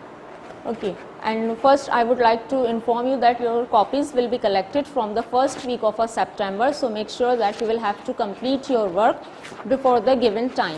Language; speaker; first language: English; non-native, local second language; Urdu